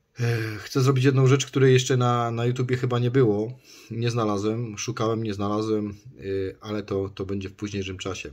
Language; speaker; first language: Polish; native; Polish